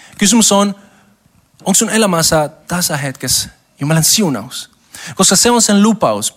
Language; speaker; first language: Finnish; non-native, learner; Spanish